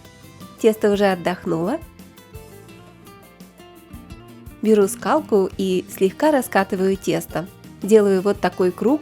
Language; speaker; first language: Russian; native; Russian